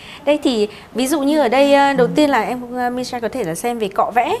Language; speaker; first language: Vietnamese; native; Vietnamese